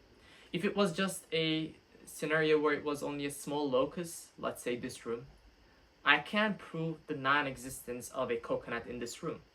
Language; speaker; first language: English; non-native, fluent; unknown